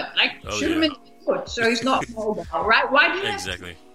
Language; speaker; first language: English; non-native, fluent; Dutch